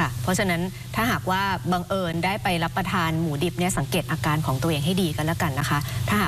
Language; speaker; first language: Thai; native; Thai